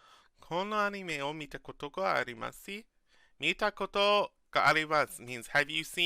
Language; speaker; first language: Japanese; non-native, learner; English